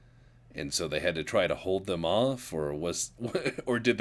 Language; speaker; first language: English; native; English